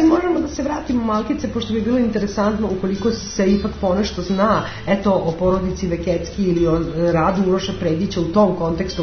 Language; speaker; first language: Serbian; native; Serbian